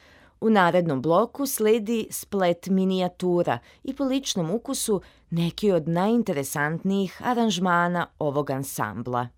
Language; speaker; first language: Serbian; native; Serbian